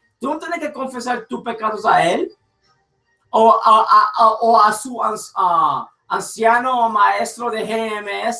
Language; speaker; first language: Spanish; early bilingual, heritage; English